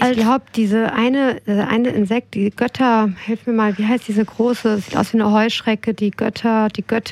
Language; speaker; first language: German; native; German